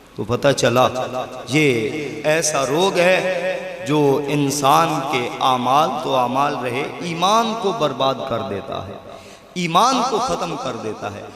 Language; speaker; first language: Urdu; non-native, local second language; Punjabi